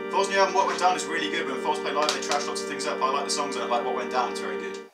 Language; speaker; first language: English; native; English